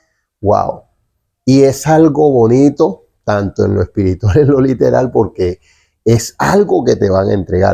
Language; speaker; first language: Spanish; native; Spanish